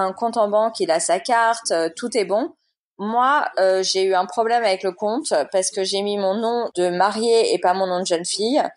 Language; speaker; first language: French; native; French